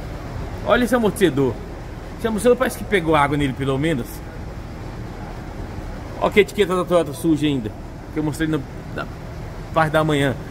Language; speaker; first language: Portuguese; native; Portuguese